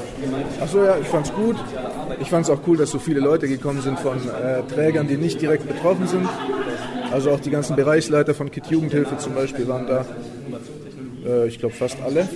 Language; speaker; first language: German; native; German